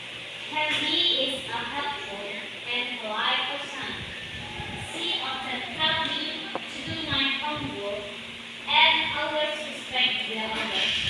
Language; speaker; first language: English; non-native, learner; Indonesian